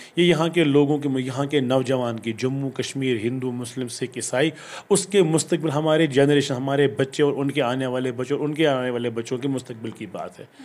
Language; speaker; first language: Hindi; non-native, local second language; Kashmiri